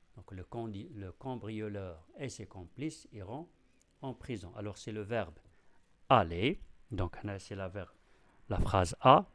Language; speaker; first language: French; non-native, local second language; Arabic